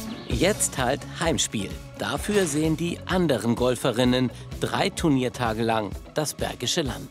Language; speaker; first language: German; native; German